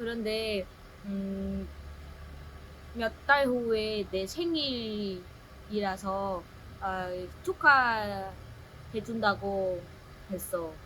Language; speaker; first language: Korean; non-native, learner; Vietnamese